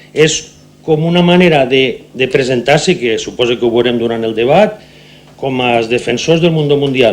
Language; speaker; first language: Catalan; native; Catalan